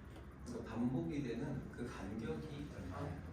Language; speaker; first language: Korean; native; Korean